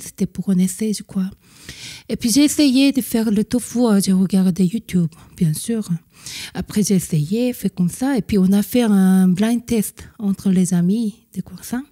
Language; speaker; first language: French; non-native, fluent; Korean